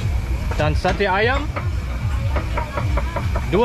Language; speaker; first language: Indonesian; non-native, learner; German